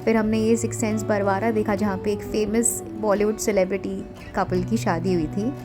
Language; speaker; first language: Hindi; native; Hindi